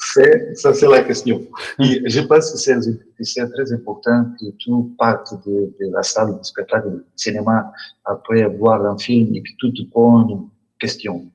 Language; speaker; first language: French; non-native, learner; Portuguese